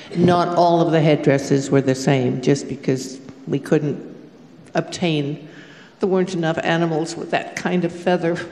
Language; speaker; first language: English; native; English